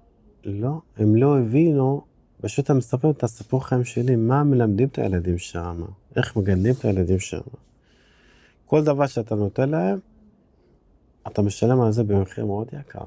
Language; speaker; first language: Hebrew; non-native, local second language; Arabic